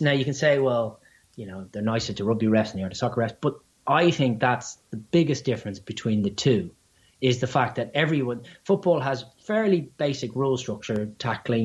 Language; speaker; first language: English; native; English